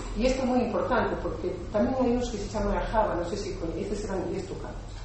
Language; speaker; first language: Galician; non-native, local second language; Spanish